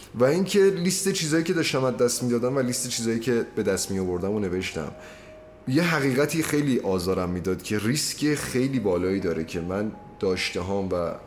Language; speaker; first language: Persian; non-native, local second language; Azerbaijani